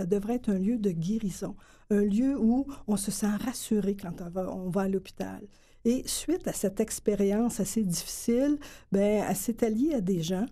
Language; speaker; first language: French; native; French